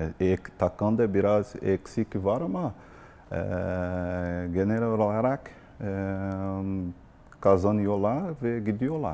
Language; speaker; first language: Turkish; non-native, learner; Portuguese